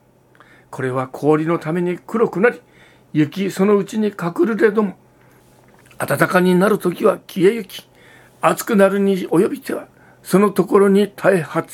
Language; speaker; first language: Japanese; native; Japanese